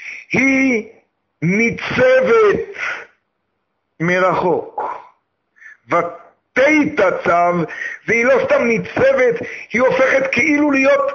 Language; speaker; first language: Hebrew; native; Hebrew